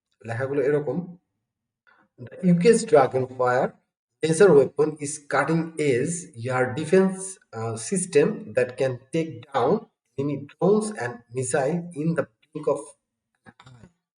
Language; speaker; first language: English; non-native, local second language; Bangla